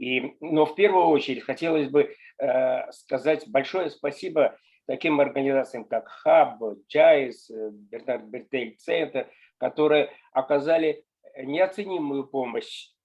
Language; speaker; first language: Russian; native; Russian